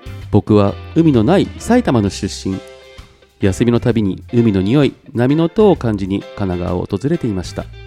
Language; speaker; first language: Japanese; native; Japanese